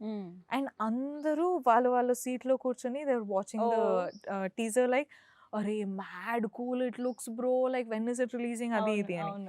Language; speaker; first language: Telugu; non-native, local second language; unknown